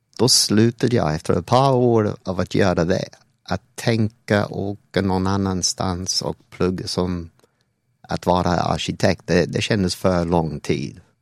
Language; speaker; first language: Swedish; non-native, fluent; English